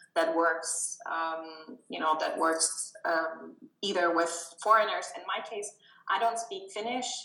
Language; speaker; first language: English; non-native, fluent; German